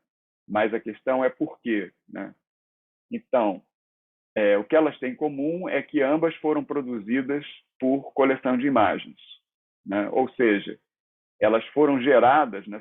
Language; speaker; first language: Portuguese; native; Portuguese